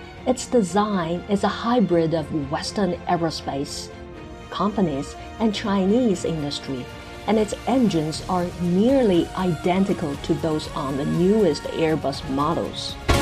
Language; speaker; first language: English; non-native, fluent; Chinese